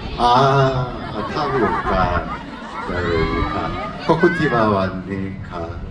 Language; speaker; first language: Thai; native; Thai